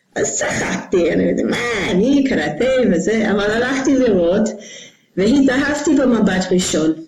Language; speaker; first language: Hebrew; non-native, fluent; English